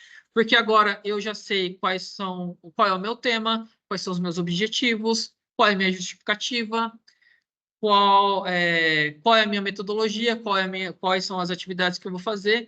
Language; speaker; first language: Portuguese; native; Portuguese